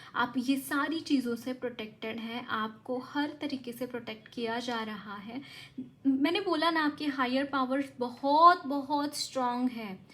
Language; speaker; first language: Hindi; non-native, local second language; Marathi